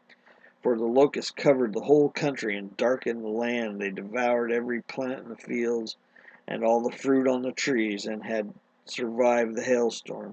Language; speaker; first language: English; native; English